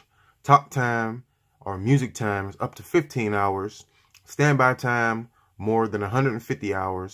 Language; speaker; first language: English; native; English